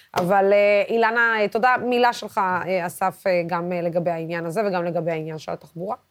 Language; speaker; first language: Hebrew; non-native, local second language; Arabic